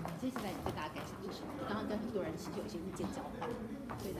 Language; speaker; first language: Chinese; native; Chinese